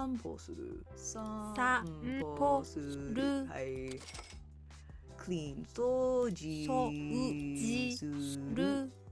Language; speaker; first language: Japanese; non-native, learner; English